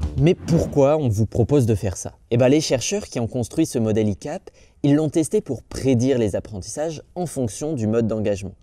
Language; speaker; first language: French; native; French